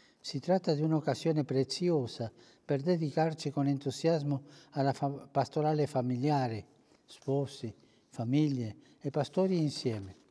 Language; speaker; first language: Italian; early bilingual, heritage; Italian